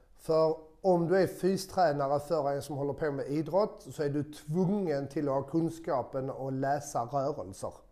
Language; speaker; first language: Swedish; native; Swedish